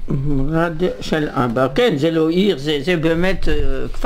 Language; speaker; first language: Hebrew; non-native, fluent; French